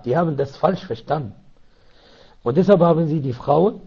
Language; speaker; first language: German; non-native, learner; Arabic